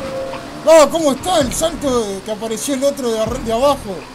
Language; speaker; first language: Spanish; native; Spanish